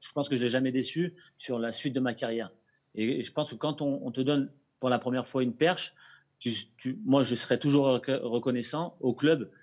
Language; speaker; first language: French; native; French